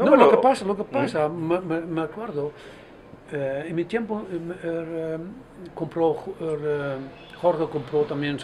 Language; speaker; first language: Spanish; non-native, fluent; Dutch